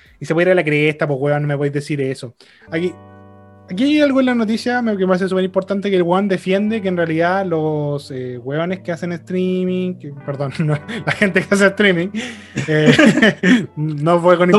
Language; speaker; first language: Spanish; native; Spanish